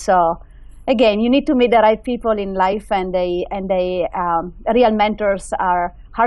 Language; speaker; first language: English; non-native, fluent; Italian